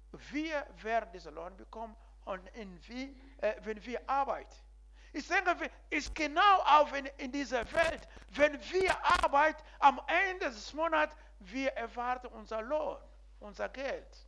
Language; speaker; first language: German; non-native, learner; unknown